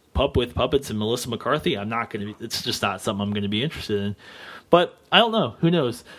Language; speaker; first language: English; native; English